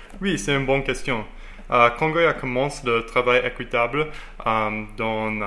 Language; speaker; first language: French; non-native, learner; English